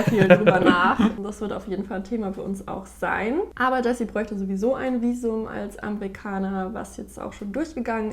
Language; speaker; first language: German; native; German